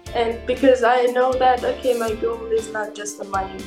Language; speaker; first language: English; non-native, fluent; Persian